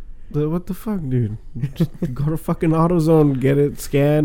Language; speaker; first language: English; early bilingual, other home language; Spanish